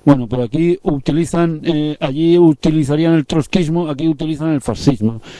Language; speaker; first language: Spanish; non-native, local second language; Catalan